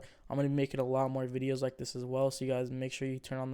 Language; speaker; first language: English; native; English